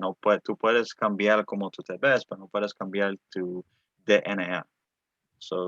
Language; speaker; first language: Spanish; early bilingual, other home language; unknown